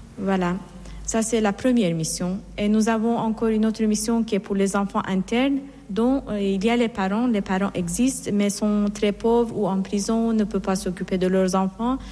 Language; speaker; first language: French; non-native, fluent; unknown